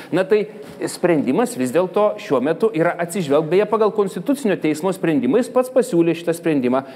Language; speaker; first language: Lithuanian; native; Lithuanian